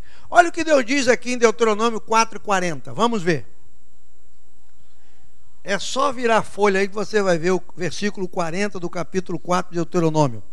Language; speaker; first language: Portuguese; native; Portuguese